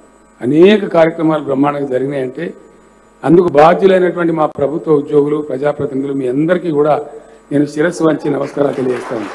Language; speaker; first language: Telugu; native; Telugu